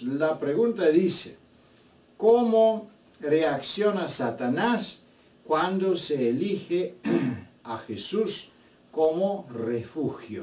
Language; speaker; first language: Spanish; non-native, fluent; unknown